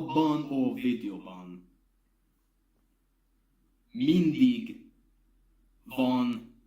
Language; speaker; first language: Hungarian; non-native, learner; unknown